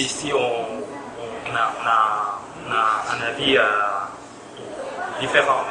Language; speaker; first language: French; non-native, fluent; Korean